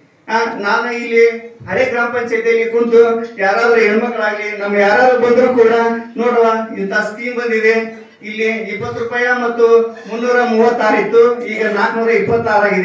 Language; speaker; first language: Kannada; native; Kannada